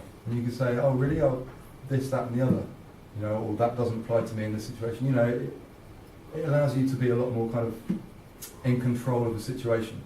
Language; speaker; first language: English; native; English